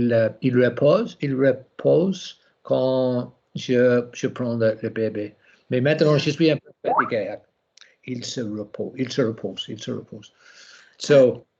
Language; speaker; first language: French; non-native, learner; English